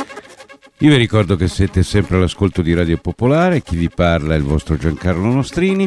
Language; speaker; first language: Italian; native; Italian